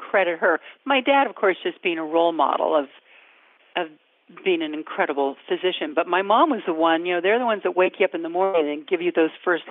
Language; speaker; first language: English; native; English